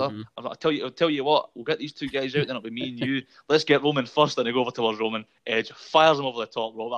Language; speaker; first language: English; native; English